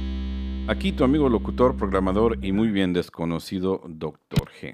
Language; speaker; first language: Spanish; early bilingual, heritage; Spanish